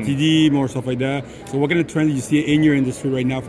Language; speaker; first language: English; non-native, fluent; French